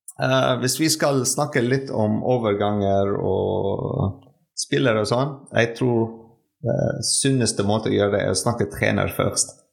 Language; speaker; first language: Norwegian; non-native, fluent; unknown